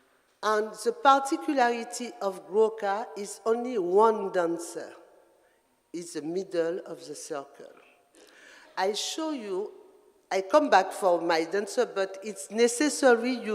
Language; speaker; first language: English; non-native, learner; French